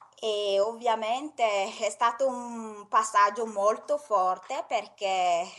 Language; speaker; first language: Italian; non-native, fluent; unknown